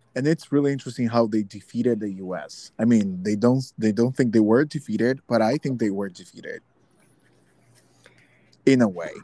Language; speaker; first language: English; non-native, fluent; Portuguese